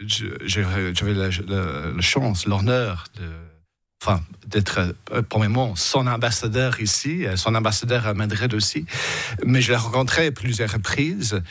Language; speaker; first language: French; non-native, fluent; English